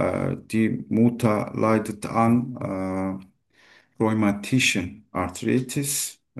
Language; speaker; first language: German; non-native, learner; Turkish